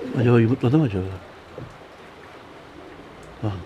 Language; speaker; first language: Turkish; native; Turkish